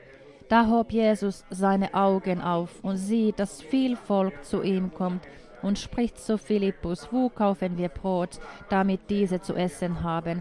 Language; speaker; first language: German; non-native, fluent; Finnish